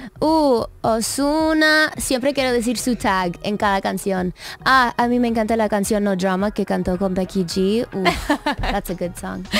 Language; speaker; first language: Spanish; early bilingual, heritage; English